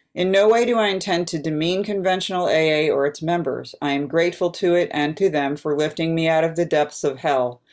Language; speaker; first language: English; native; English